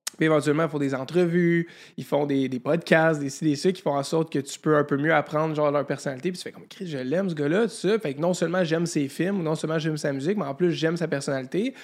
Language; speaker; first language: French; native; French